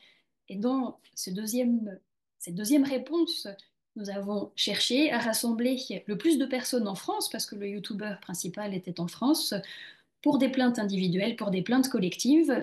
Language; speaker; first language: French; native; French